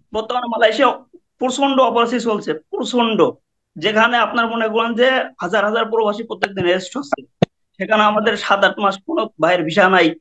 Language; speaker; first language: Bangla; native; Bangla